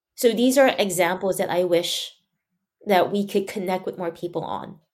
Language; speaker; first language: English; non-native, local second language; Chinese